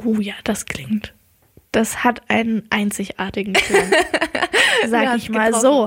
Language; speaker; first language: German; native; German